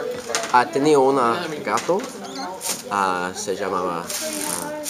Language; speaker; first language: Spanish; non-native, learner; English